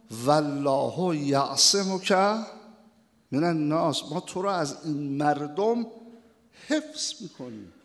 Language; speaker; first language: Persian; native; Persian